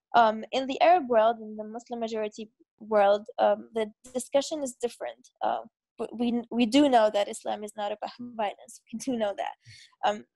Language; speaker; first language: English; non-native, fluent; Arabic